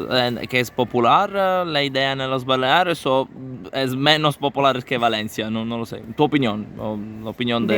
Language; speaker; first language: Spanish; non-native, learner; Italian